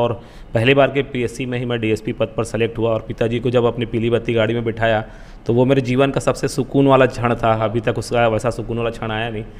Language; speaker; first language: Hindi; native; Hindi